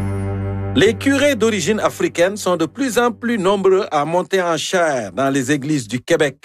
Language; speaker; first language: French; native; French